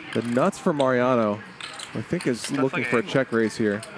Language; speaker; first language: English; native; English